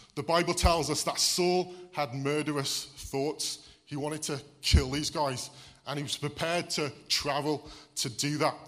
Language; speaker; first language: English; native; English